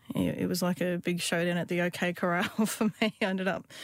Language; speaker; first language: English; native; English